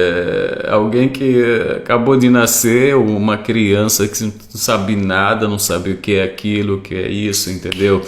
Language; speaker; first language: Portuguese; non-native, fluent; Arabic